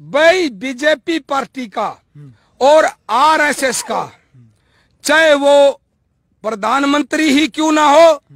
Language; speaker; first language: Hindi; native; Hindi